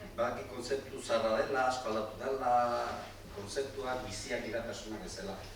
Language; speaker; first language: Basque; non-native, local second language; Spanish